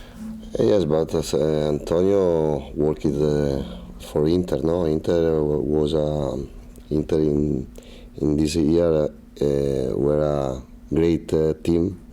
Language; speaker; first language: English; non-native, learner; Italian